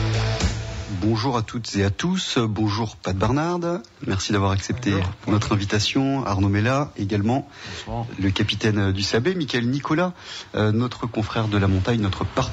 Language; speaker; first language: French; native; French